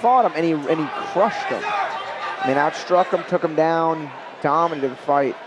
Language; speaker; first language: English; native; English